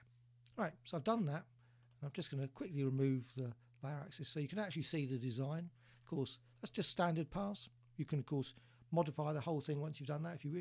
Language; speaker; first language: English; native; English